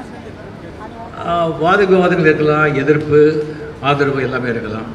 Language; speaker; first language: Tamil; non-native, fluent; Marathi